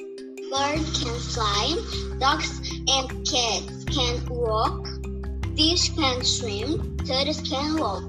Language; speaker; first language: English; non-native, learner; Portuguese